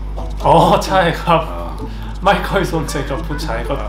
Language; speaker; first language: Thai; native; Thai